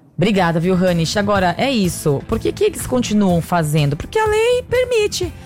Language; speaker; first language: Portuguese; native; Portuguese